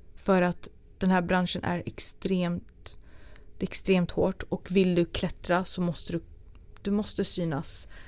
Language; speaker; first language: Swedish; early bilingual, other home language; Turoyo